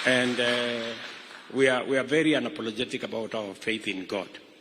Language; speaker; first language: English; non-native, local second language; Kalenjin